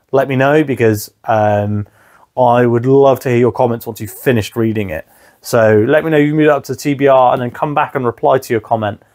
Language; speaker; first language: English; native; English